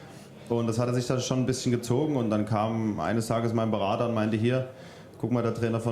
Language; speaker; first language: German; native; German